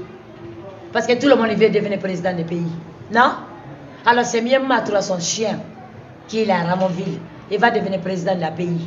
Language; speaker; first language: French; non-native, local second language; Susu